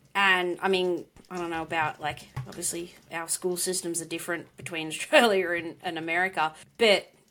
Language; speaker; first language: English; native; English